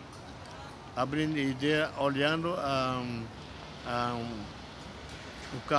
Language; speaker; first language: Portuguese; non-native, local second language; Yanomámi